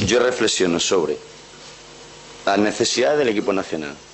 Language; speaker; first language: Spanish; native; Spanish